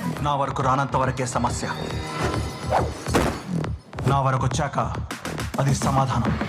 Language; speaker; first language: Telugu; native; Telugu